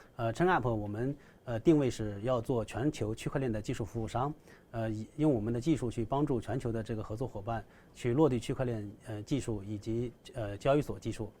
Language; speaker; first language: Chinese; native; Chinese